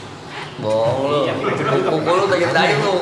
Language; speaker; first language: Indonesian; native; Indonesian